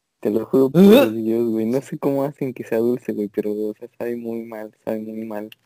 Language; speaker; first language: Spanish; native; Spanish